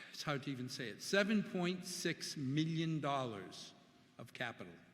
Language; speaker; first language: English; early bilingual, other home language; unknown